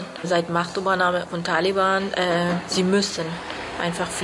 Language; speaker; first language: German; non-native, learner; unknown